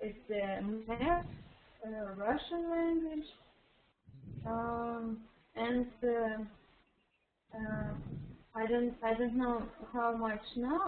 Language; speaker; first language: English; non-native, learner; Russian